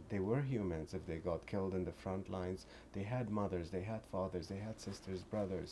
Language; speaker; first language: English; early bilingual, other home language; Persian